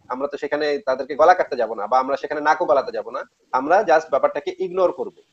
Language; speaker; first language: Bangla; native; Bangla